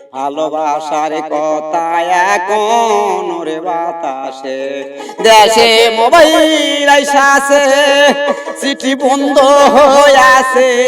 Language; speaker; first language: Bangla; native; Bangla